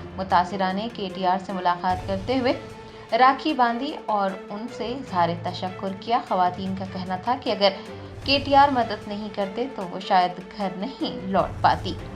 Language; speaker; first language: Urdu; native; Urdu